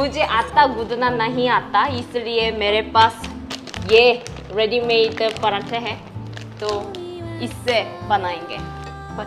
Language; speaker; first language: Hindi; non-native, learner; Korean